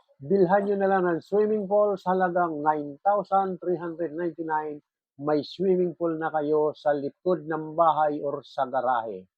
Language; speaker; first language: Filipino; non-native, local second language; Bikol